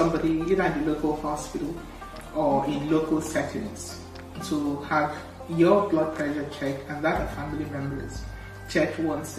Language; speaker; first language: English; non-native, local second language; Igbo